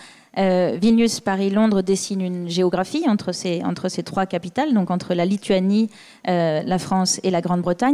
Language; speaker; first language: French; native; French